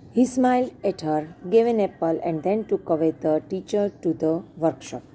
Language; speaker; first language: English; non-native, local second language; Gujarati